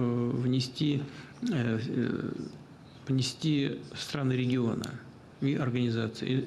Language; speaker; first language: Russian; native; Russian